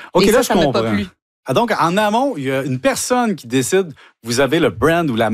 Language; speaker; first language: French; native; French